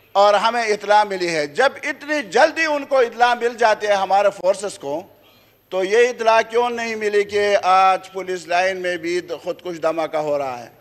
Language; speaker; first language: Urdu; non-native, local second language; Khowar